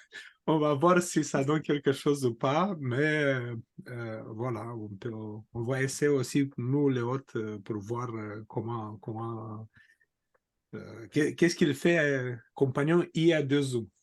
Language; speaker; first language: French; non-native, fluent; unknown